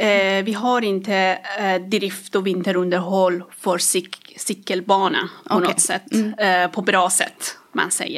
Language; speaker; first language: Swedish; non-native, fluent; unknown